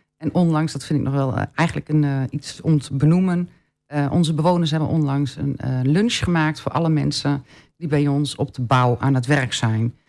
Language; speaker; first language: Dutch; native; Dutch